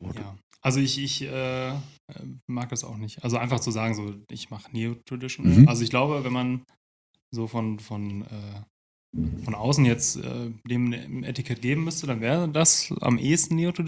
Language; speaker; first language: German; native; German